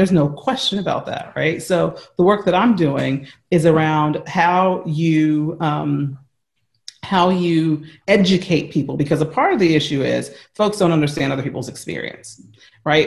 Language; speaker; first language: English; native; English